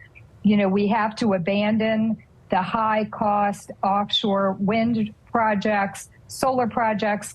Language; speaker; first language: English; native; English